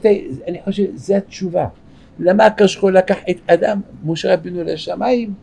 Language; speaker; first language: Hebrew; non-native, fluent; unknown